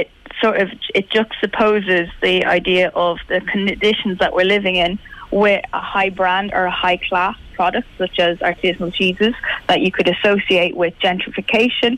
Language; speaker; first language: English; native; English